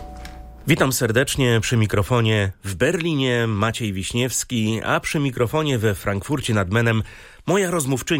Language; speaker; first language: Polish; native; Polish